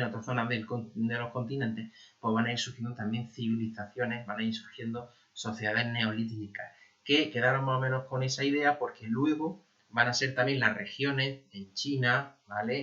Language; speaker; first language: Spanish; native; Spanish